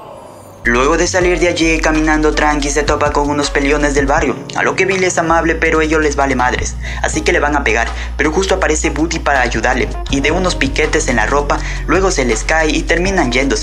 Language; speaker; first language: Spanish; native; Spanish